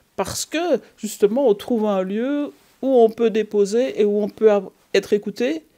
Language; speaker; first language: French; native; French